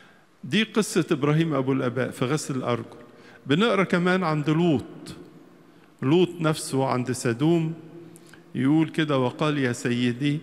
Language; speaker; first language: Arabic; native; Arabic